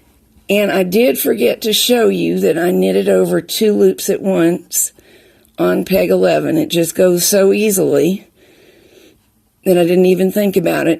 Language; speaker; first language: English; native; English